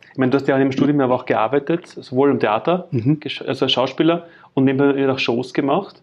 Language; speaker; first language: German; native; German